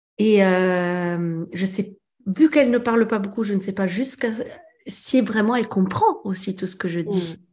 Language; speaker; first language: French; early bilingual, other home language; Italian